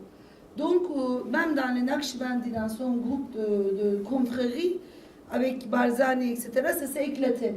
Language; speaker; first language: French; non-native, fluent; Turkish